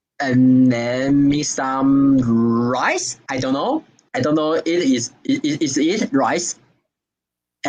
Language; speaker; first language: English; non-native, learner; Chinese